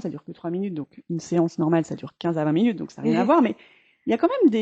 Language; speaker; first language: French; native; French